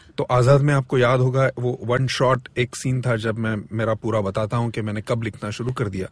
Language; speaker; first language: Hindi; non-native, local second language; Marathi